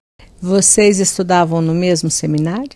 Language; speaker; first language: Portuguese; native; Portuguese